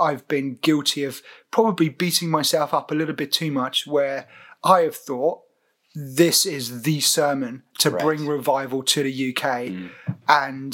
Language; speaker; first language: English; native; English